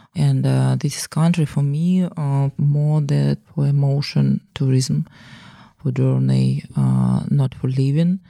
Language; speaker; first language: English; non-native, learner; Russian